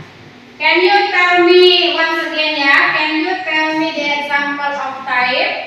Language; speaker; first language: English; non-native, learner; Indonesian